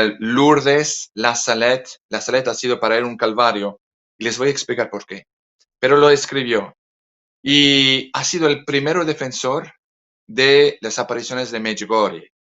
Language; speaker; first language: Spanish; non-native, fluent; French